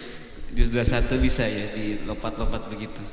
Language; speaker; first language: Indonesian; native; Indonesian